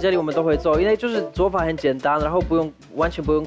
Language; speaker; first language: Chinese; non-native, fluent; Polish